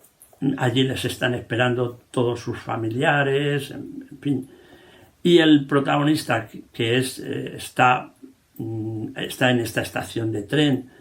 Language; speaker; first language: Spanish; native; Spanish